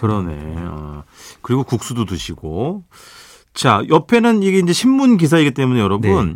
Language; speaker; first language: Korean; native; Korean